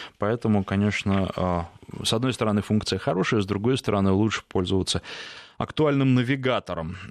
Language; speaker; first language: Russian; native; Russian